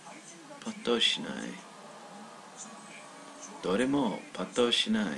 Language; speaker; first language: Japanese; non-native, learner; English